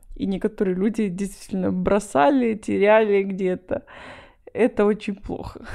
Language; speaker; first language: Russian; non-native, fluent; Spanish